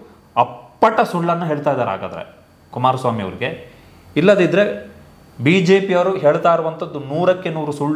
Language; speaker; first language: Kannada; native; Kannada